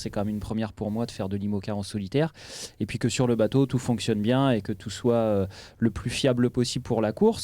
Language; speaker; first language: French; native; French